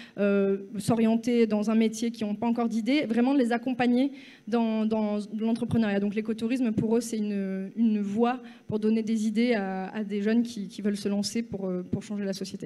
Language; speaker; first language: French; native; French